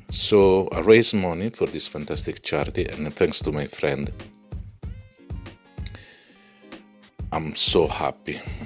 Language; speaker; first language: English; non-native, fluent; Italian